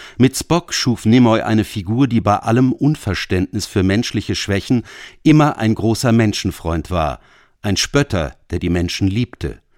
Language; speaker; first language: German; native; German